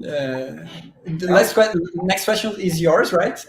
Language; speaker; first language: English; non-native, fluent; Portuguese